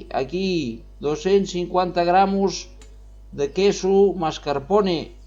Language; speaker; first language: Catalan; non-native, local second language; Spanish